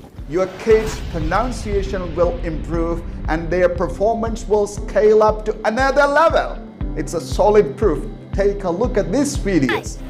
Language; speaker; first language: English; non-native, local second language; Malayalam